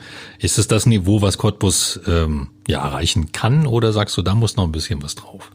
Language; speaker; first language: German; native; German